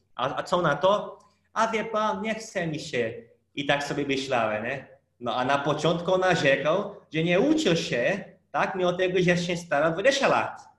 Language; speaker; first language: Polish; non-native, fluent; Portuguese